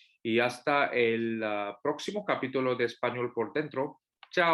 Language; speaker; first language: Spanish; non-native, fluent; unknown